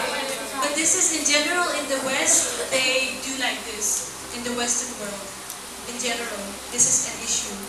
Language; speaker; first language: English; non-native, fluent; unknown